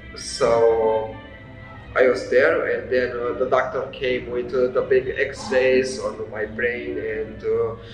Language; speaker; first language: English; non-native, fluent; Romanian